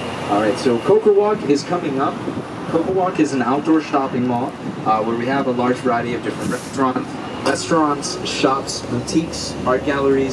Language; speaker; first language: English; early bilingual, other home language; Spanish